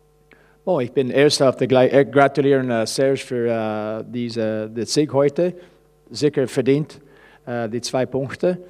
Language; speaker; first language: German; non-native, fluent; English